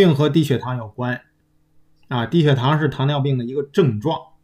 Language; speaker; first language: Chinese; native; Chinese